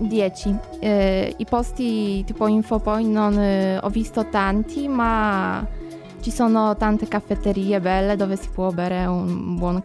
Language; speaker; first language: Italian; non-native, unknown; Polish